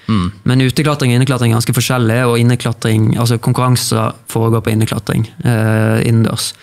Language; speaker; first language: Norwegian; native; Norwegian